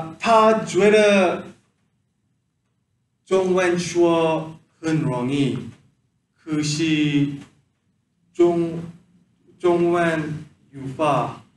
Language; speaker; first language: Chinese; non-native, learner; Korean